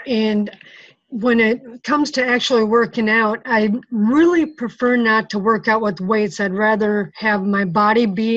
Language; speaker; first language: English; native; English